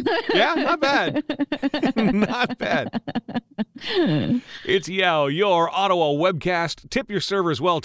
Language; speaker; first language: English; native; English